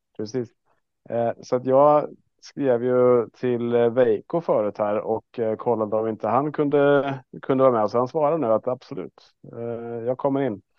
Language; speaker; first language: Swedish; native; Swedish